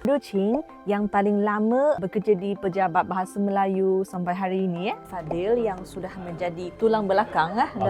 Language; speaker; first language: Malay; non-native, fluent; Chinese